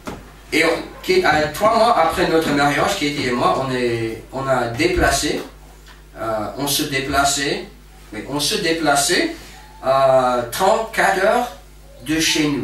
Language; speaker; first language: French; non-native, fluent; English